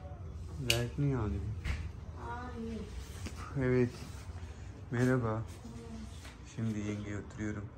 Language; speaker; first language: Turkish; non-native, learner; Urdu